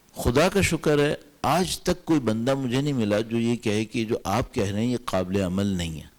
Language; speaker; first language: Urdu; native; Urdu